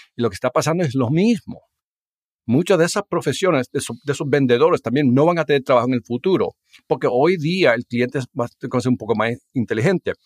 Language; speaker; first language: Spanish; early bilingual, heritage; Spanish